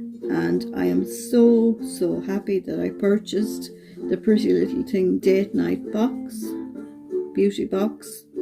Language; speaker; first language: English; native; English